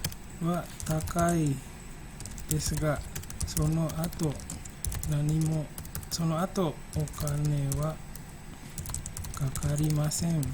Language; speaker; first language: Japanese; non-native, fluent; Indonesian